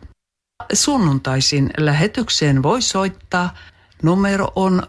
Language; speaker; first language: Finnish; native; Finnish